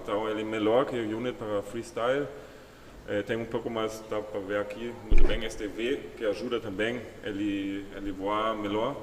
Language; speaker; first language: Portuguese; non-native, fluent; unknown